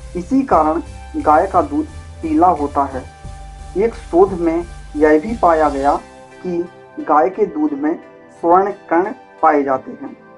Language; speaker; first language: Hindi; native; Hindi